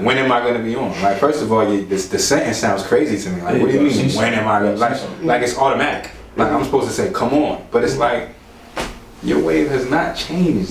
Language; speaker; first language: English; native; English